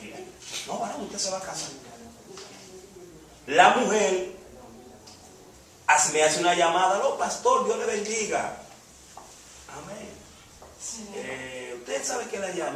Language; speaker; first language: Spanish; native; Spanish